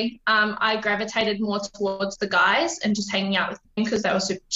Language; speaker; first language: English; native; English